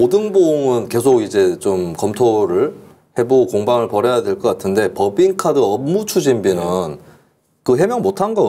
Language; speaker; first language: Korean; native; Korean